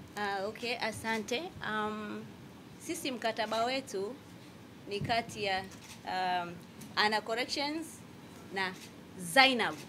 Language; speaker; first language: Swahili; native; Swahili